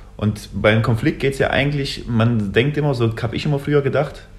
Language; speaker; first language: German; early bilingual, other home language; Russian